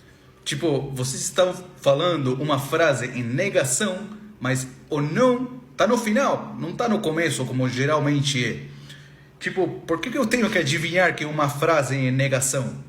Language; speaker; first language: Portuguese; non-native, fluent; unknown